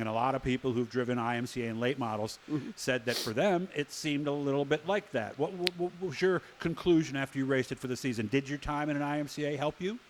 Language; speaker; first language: English; native; English